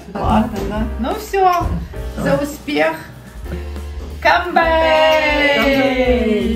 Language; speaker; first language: Russian; native; Russian